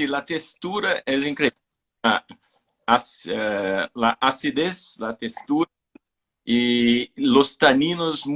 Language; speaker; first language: Spanish; non-native, fluent; Portuguese